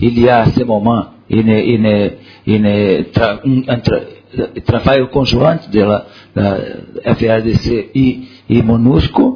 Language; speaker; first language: French; non-native, learner; Portuguese